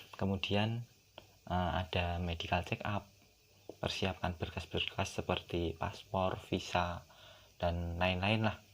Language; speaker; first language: Indonesian; non-native, local second language; Javanese